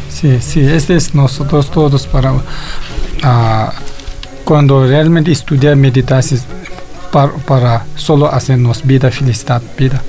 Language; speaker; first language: Spanish; non-native, learner; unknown